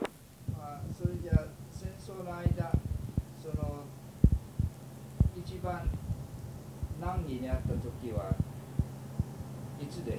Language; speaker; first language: Japanese; early bilingual, heritage; Japanese